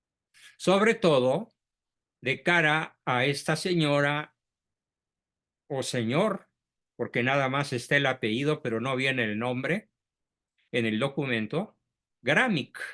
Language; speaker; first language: Spanish; native; Spanish